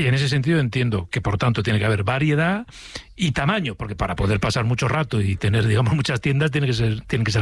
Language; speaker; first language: Spanish; native; Spanish